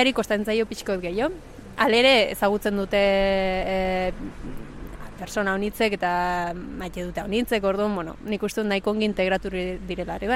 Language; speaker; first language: Basque; early bilingual, other home language; Spanish